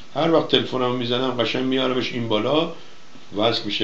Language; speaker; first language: Persian; native; Persian